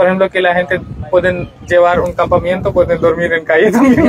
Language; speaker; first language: Spanish; non-native, learner; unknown